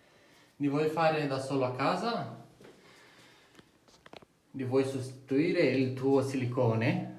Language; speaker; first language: Italian; non-native, fluent; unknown